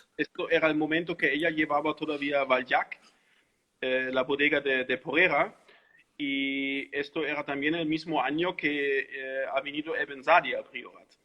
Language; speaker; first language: Spanish; non-native, fluent; German